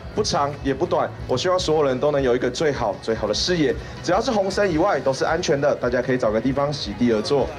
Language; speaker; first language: Chinese; native; Chinese